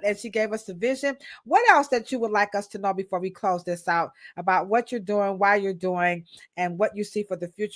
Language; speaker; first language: English; native; English